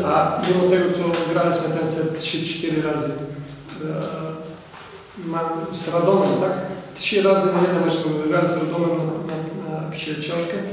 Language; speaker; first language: Polish; non-native, learner; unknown